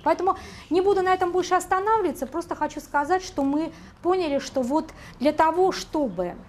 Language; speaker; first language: Russian; native; Russian